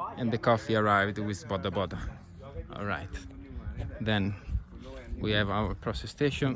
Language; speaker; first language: English; non-native, fluent; Italian